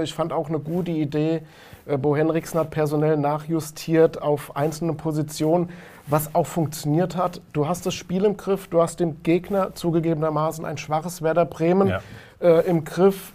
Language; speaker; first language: German; native; German